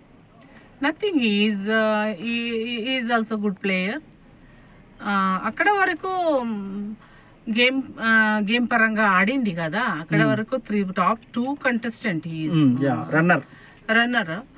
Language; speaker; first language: Telugu; non-native, learner; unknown